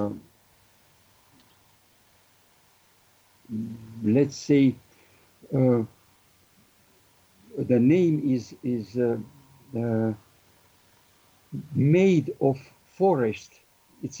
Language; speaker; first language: English; non-native, fluent; Romanian